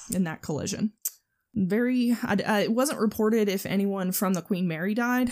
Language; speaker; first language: English; native; English